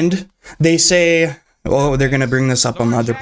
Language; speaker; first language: English; native; English